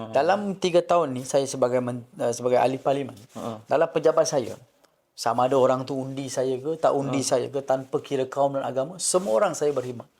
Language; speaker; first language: Malay; non-native, local second language; Tamil